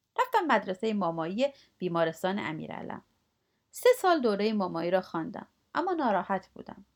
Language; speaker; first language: Persian; native; Persian